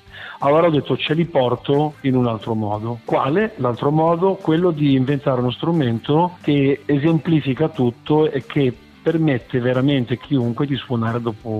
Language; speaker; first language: Italian; native; Italian